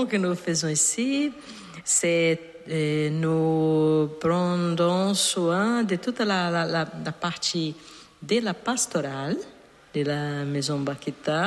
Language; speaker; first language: French; non-native, learner; Portuguese